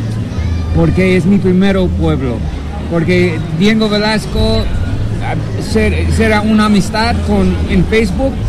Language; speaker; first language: Spanish; non-native, learner; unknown